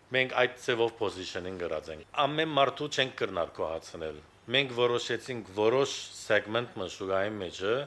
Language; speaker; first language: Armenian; native; Armenian